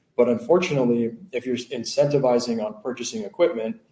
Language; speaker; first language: English; native; English